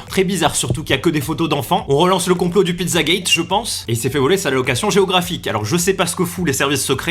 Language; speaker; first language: French; native; French